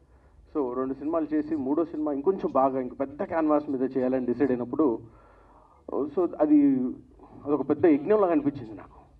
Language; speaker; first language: Telugu; native; Telugu